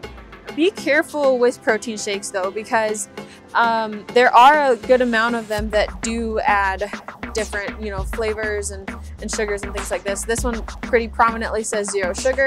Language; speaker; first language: English; native; English